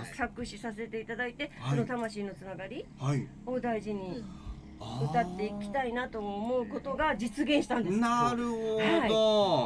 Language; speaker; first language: Japanese; native; Japanese